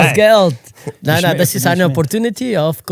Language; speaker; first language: German; non-native, learner; Portuguese